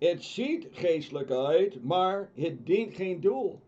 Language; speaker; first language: Dutch; non-native, fluent; English